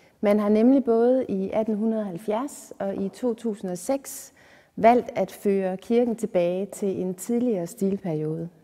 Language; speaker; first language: Danish; native; Danish